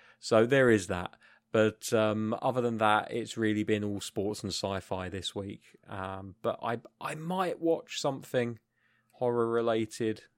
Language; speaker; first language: English; native; English